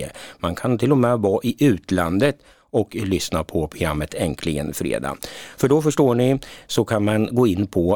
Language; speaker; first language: Swedish; native; Swedish